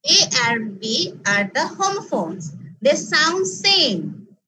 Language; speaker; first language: English; non-native, local second language; Bangla